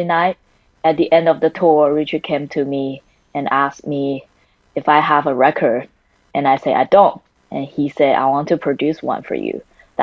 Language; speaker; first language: English; non-native, fluent; Chinese